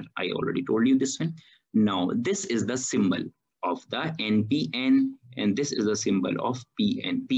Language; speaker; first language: English; non-native, fluent; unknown